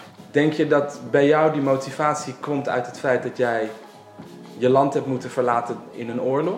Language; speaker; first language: Dutch; native; Dutch